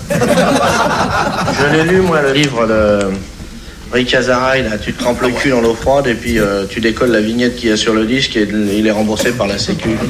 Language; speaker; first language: French; native; French